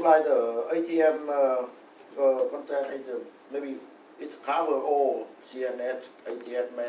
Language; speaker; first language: English; non-native, learner; Vietnamese